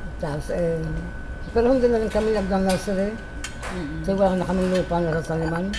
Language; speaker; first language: Filipino; native; Filipino